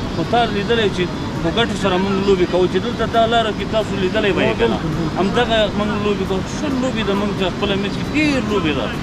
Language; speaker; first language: Pashto; non-native, local second language; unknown